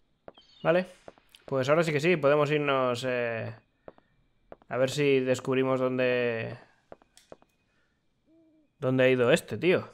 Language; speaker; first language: Spanish; native; Spanish